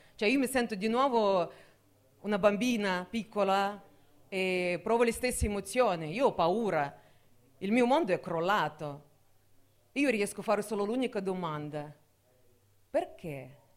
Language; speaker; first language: Italian; non-native, fluent; Russian